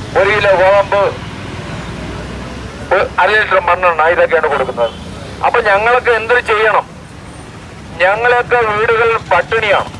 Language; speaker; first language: Malayalam; native; Malayalam